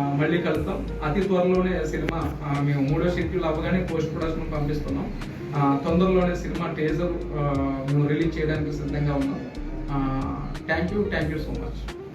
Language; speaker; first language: Telugu; native; Telugu